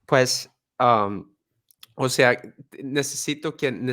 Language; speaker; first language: Spanish; non-native, fluent; Swedish